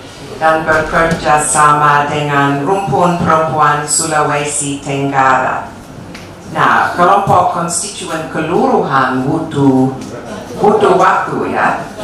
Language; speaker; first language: Indonesian; non-native, fluent; English